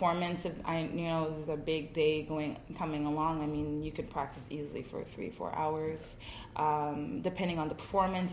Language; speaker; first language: English; native; English